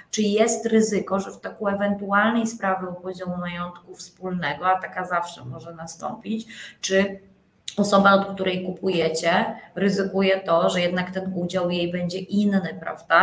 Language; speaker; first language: Polish; native; Polish